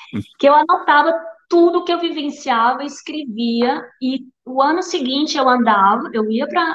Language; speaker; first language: Portuguese; native; Portuguese